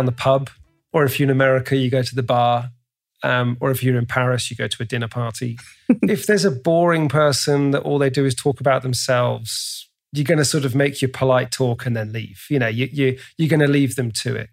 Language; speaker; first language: English; native; English